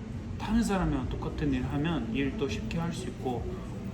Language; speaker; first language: Korean; non-native, fluent; Russian